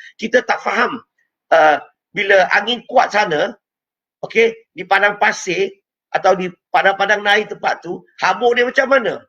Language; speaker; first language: Malay; non-native, local second language; Chinese